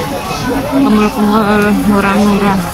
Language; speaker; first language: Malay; non-native, local second language; Javanese